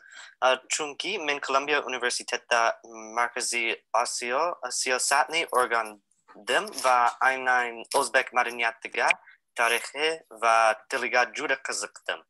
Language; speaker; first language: Uzbek; non-native, fluent; English